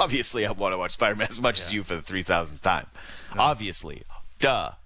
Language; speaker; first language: English; native; English